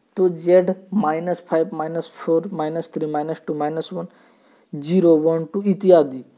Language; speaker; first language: Hindi; native; Hindi